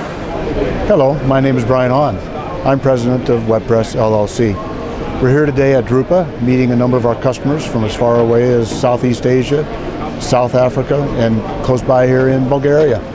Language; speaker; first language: English; native; English